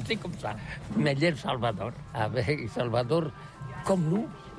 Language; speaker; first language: French; non-native, learner; Catalan